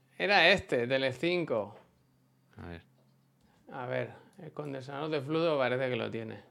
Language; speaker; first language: Spanish; non-native, local second language; Catalan